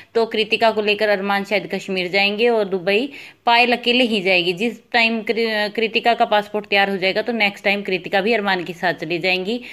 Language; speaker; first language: Hindi; native; Hindi